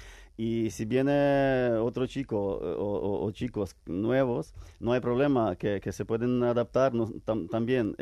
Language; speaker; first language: Spanish; non-native, fluent; Ukrainian